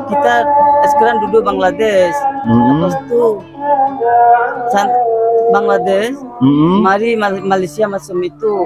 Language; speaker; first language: Indonesian; non-native, learner; Rohingya